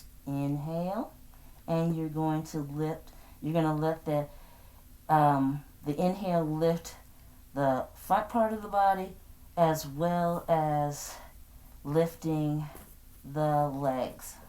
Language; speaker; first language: English; native; English